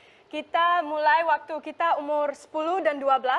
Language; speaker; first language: Indonesian; non-native, local second language; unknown